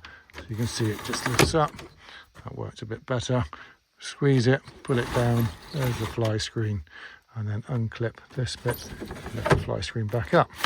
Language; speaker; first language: English; native; English